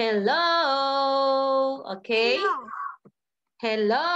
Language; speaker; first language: English; non-native, learner; Spanish